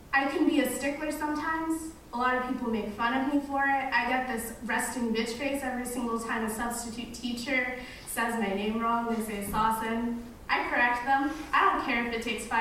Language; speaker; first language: English; non-native, fluent; Arabic